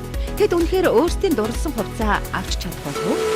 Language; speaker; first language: Mongolian; native; Mongolian